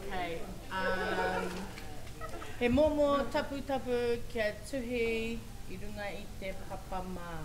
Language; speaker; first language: Māori; non-native, learner; English